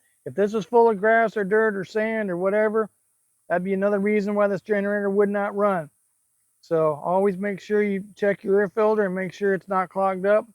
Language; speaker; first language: English; native; English